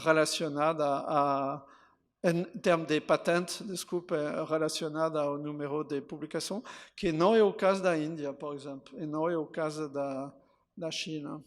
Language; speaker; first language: Portuguese; non-native, fluent; French